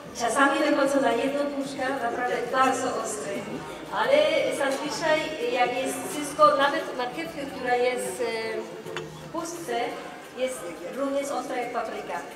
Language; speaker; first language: Polish; non-native, learner; Spanish